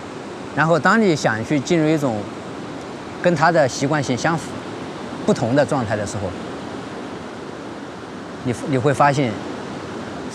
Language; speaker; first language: Chinese; native; Chinese